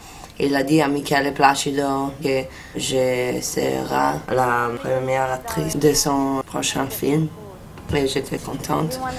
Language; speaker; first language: French; non-native, fluent; Italian